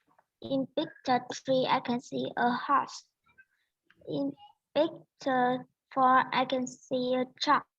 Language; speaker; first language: English; non-native, learner; Vietnamese